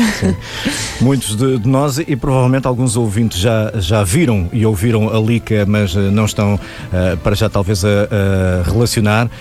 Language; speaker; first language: Portuguese; native; Portuguese